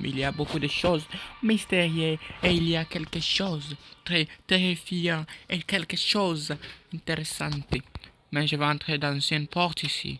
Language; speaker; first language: French; non-native, learner; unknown